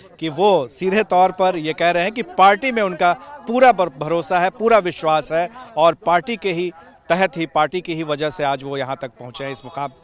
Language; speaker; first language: Hindi; native; Hindi